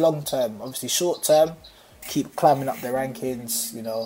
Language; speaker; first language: English; native; English